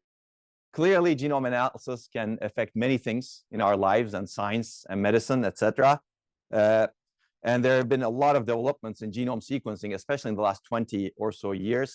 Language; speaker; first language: English; non-native, fluent; Turkish